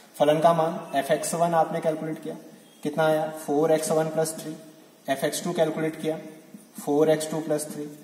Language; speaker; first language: Hindi; native; Hindi